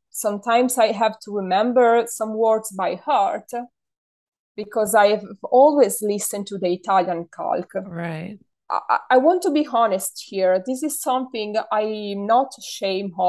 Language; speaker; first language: English; non-native, fluent; Italian